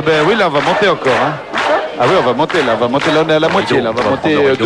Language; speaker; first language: French; native; French